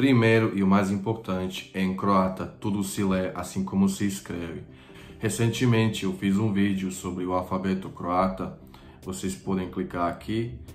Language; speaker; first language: Portuguese; non-native, fluent; Croatian